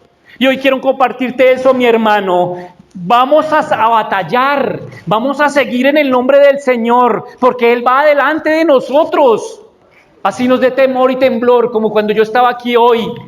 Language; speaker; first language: Spanish; native; Spanish